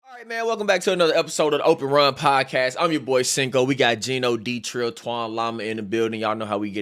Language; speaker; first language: English; native; English